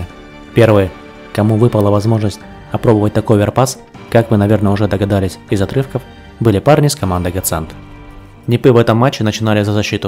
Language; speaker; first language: Russian; native; Russian